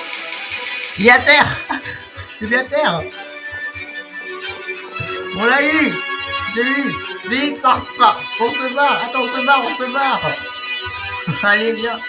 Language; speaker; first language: French; native; French